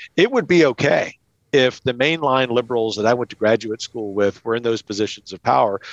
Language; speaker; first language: English; native; English